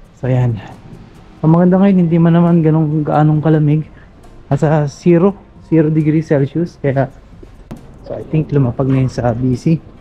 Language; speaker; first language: Filipino; native; Filipino